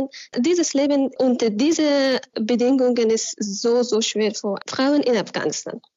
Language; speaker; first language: German; non-native, learner; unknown